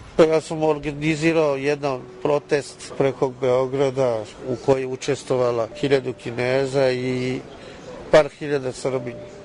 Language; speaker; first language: Serbian; non-native, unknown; Chinese